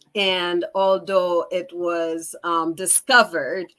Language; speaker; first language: English; early bilingual, other home language; Haitian Creole